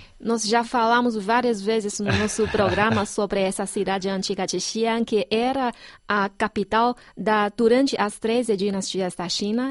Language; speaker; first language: Portuguese; non-native, fluent; Chinese